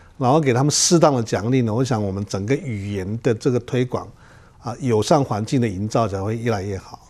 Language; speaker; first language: Chinese; non-native, local second language; Amis